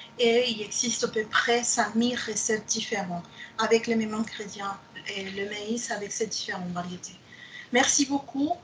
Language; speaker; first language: French; non-native, fluent; Spanish